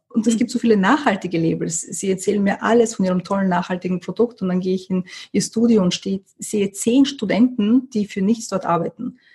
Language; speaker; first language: German; early bilingual, other home language; Russian